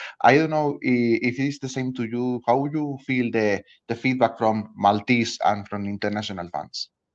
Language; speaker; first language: English; non-native, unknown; Spanish